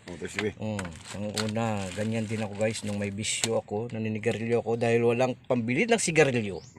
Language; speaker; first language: Filipino; non-native, local second language; Cebuano